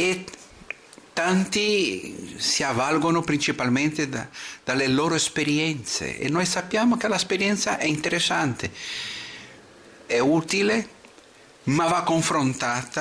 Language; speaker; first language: Italian; non-native, fluent; Portuguese